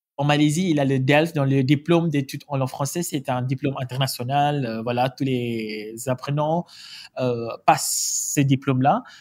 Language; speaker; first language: French; non-native, fluent; Malay